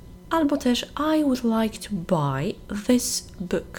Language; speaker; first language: English; non-native, fluent; Polish